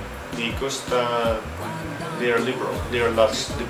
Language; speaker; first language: Spanish; non-native, learner; English